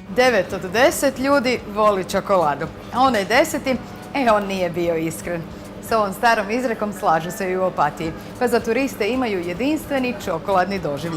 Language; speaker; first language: Croatian; native; Croatian